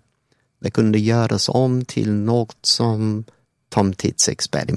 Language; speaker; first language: Swedish; non-native, fluent; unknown